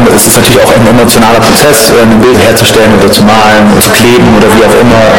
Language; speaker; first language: German; native; German